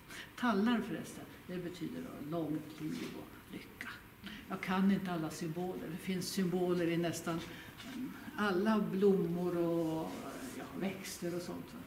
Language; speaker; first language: Swedish; native; Swedish